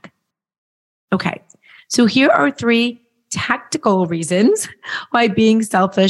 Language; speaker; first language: English; native; English